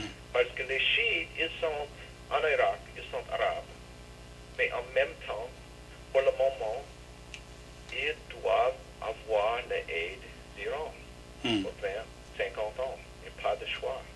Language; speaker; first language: French; non-native, learner; English